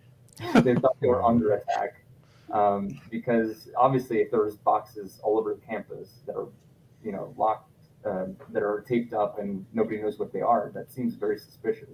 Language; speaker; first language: English; non-native, fluent; Italian